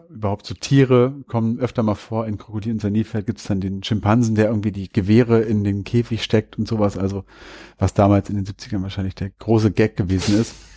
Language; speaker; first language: German; native; German